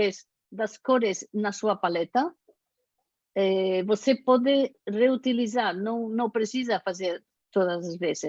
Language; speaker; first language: Portuguese; non-native, learner; Spanish